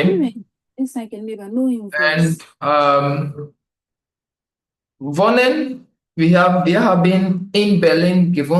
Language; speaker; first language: German; non-native, fluent; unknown